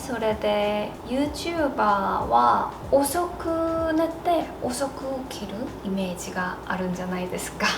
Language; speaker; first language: Japanese; non-native, learner; Korean